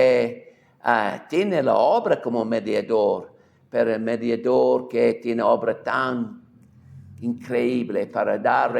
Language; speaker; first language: Spanish; non-native, fluent; English